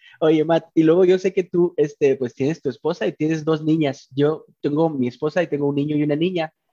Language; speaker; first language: Spanish; native; Spanish